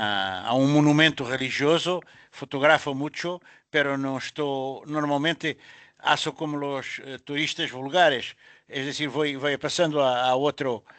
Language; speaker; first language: Spanish; non-native, learner; Portuguese